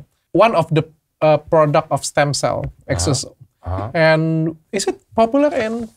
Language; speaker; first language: English; non-native, learner; Indonesian